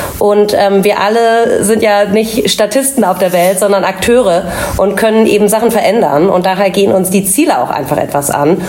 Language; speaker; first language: German; native; German